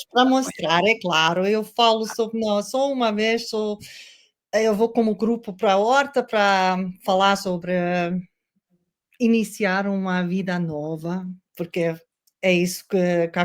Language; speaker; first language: Portuguese; non-native, learner; Dutch